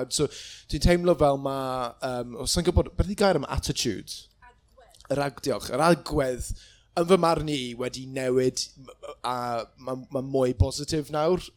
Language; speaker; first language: Welsh; non-native, local second language; English